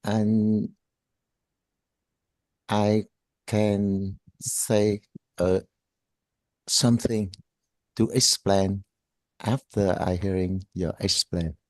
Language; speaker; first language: English; non-native, learner; Vietnamese